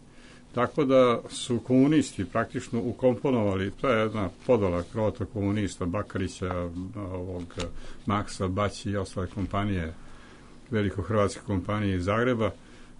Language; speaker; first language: Serbian; native; Serbian